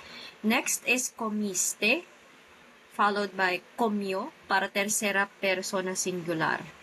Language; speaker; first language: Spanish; non-native, fluent; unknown